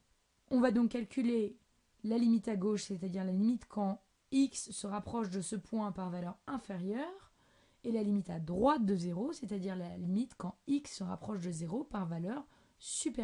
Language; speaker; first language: French; native; French